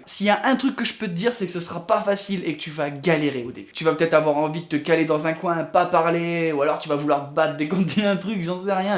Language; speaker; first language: French; native; French